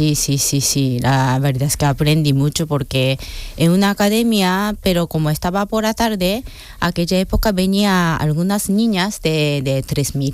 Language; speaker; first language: Spanish; non-native, fluent; Japanese